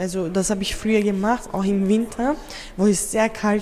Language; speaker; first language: German; early bilingual, other home language; Turkish